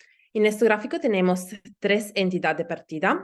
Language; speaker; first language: Spanish; non-native, learner; Italian